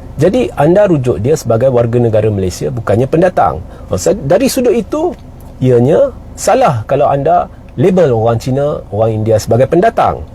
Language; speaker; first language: Malay; native; Malay